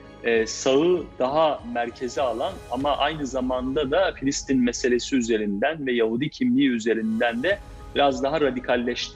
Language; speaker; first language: Turkish; native; Turkish